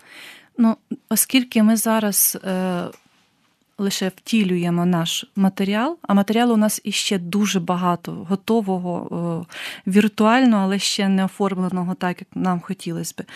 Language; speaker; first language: Ukrainian; native; Ukrainian